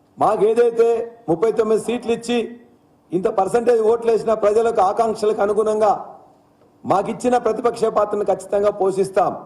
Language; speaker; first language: Telugu; native; Telugu